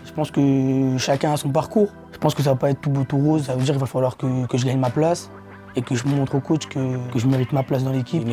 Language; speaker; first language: French; early bilingual, other home language; Portuguese